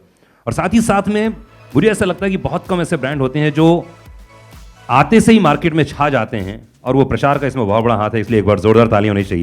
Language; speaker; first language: Hindi; native; Hindi